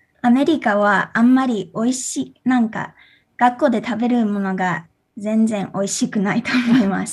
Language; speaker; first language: Japanese; early bilingual, heritage; English